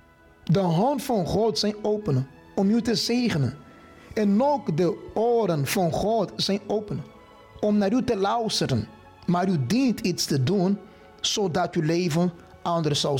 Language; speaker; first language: Dutch; non-native, fluent; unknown